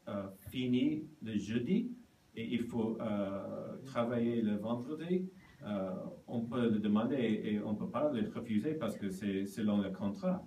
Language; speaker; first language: French; non-native, learner; Japanese